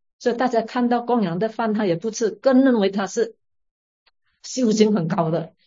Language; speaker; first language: Chinese; native; Chinese